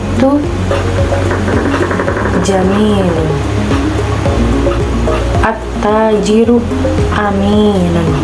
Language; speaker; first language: Arabic; non-native, learner; Indonesian